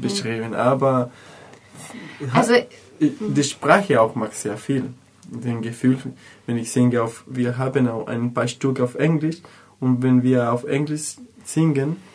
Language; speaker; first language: German; non-native, learner; Spanish